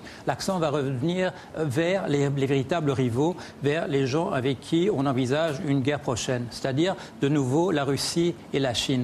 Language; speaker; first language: French; native; French